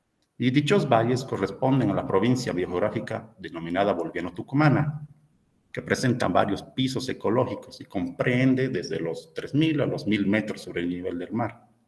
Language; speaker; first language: Spanish; native; Spanish